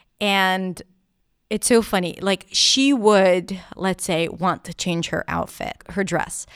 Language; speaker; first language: English; non-native, fluent; Hebrew